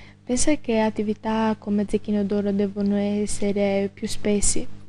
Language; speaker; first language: Italian; non-native, learner; Albanian